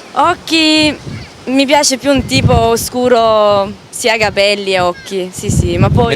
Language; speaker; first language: Italian; early bilingual, heritage; Italian